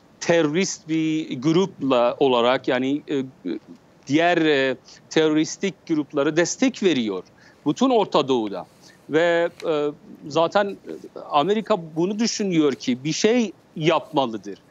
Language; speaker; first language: Turkish; non-native, learner; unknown